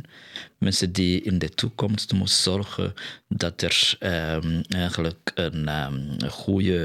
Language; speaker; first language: Dutch; non-native, fluent; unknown